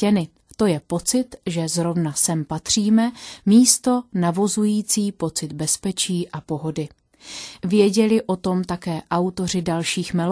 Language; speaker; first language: Czech; native; Czech